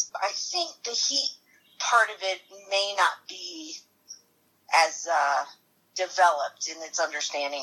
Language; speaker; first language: English; native; English